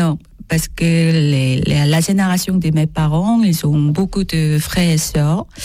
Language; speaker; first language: French; non-native, learner; Korean